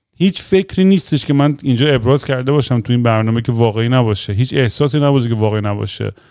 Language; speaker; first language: Persian; native; Persian